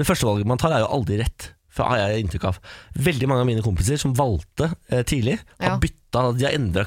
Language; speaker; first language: Norwegian; native; Norwegian